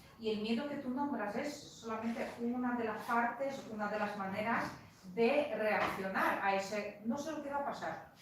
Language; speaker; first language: Spanish; non-native, fluent; Polish